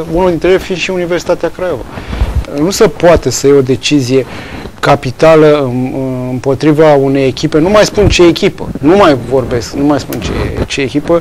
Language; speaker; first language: Romanian; native; Romanian